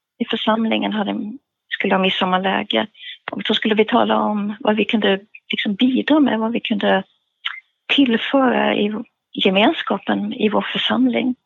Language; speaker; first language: Swedish; native; Swedish